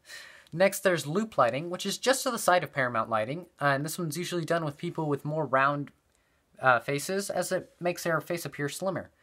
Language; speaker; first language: English; native; English